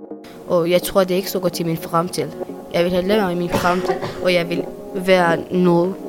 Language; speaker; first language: Danish; non-native, fluent; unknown